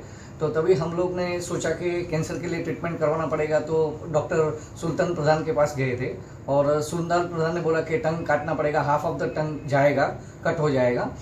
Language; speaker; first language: Hindi; native; Hindi